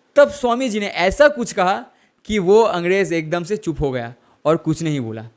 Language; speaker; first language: Hindi; non-native, local second language; Bangla